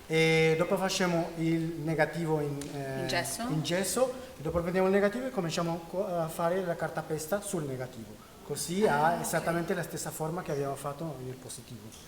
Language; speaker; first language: Italian; non-native, learner; Spanish